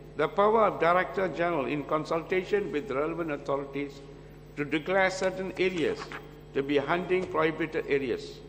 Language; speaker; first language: English; non-native, local second language; Malay